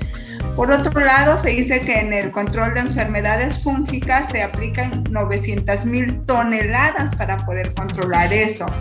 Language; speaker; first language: Spanish; native; Spanish